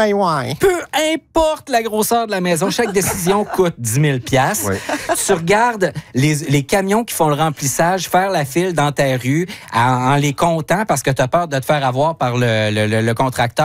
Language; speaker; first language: French; native; French